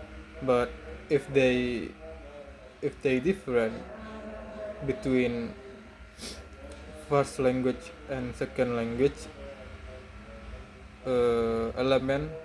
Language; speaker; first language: English; non-native, learner; Indonesian